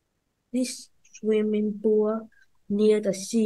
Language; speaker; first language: English; non-native, learner; Vietnamese